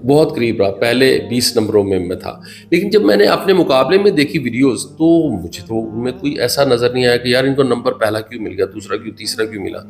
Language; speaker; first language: Urdu; non-native, local second language; Punjabi